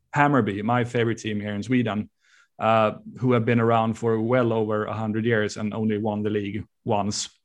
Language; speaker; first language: English; non-native, fluent; Swedish